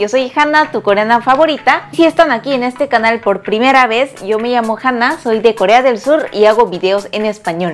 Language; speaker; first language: Spanish; early bilingual, other home language; Korean